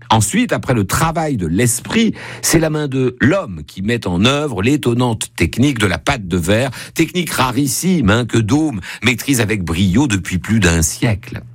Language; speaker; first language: French; native; French